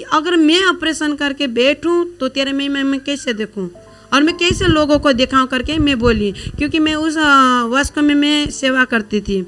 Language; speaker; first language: Hindi; non-native, local second language; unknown